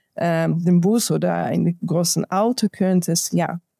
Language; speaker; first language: German; non-native, fluent; Ukrainian